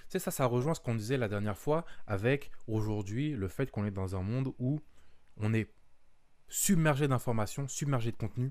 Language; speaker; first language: French; native; French